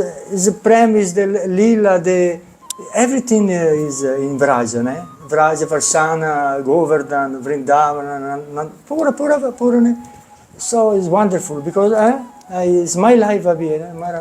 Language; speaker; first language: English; non-native, learner; Italian